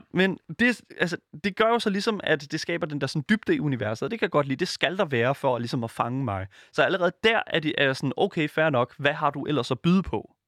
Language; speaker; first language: Danish; native; Danish